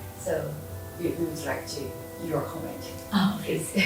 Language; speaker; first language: English; non-native, learner; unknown